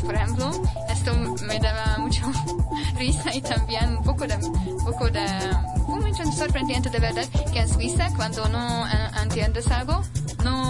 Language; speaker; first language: Spanish; non-native, fluent; Hungarian